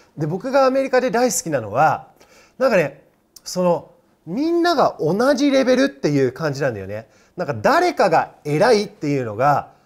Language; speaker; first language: Japanese; non-native, fluent; English